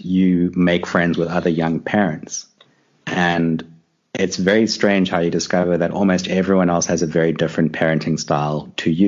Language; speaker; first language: English; native; English